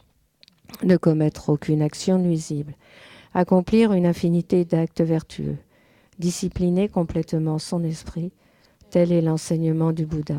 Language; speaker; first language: French; native; French